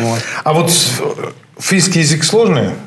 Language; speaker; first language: Russian; non-native, fluent; Finnish